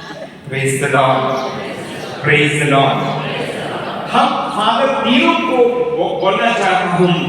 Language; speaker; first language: Hindi; non-native, local second language; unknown